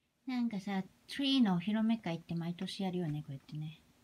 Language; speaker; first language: Japanese; native; Japanese